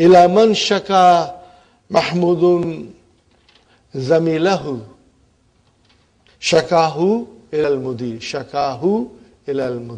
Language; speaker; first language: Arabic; non-native, fluent; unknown